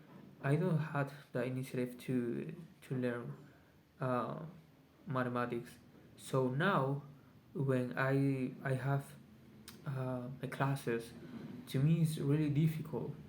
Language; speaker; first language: English; non-native, learner; Spanish